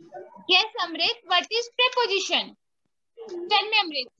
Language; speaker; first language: English; non-native, local second language; Hindi